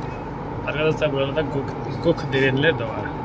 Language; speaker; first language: Turkish; non-native, fluent; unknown